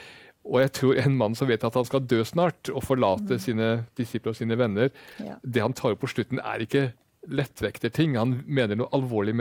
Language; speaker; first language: Norwegian; native; Norwegian